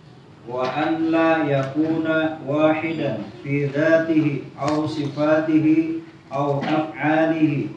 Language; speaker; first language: Arabic; non-native, learner; Indonesian